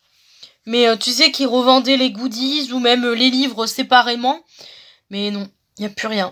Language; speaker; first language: French; native; French